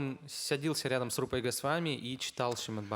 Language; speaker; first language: Russian; native; Russian